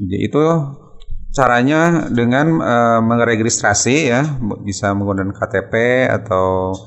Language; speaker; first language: Indonesian; native; Indonesian